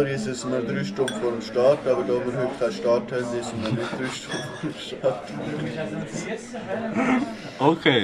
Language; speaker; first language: German; native; German